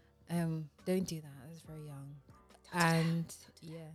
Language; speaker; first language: English; native; English